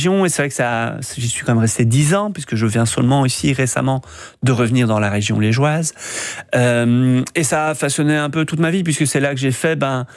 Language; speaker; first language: French; native; French